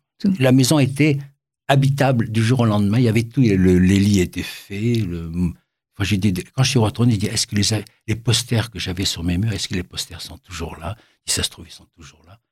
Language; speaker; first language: French; native; French